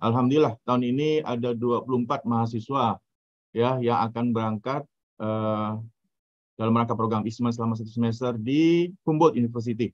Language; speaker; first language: Indonesian; native; Indonesian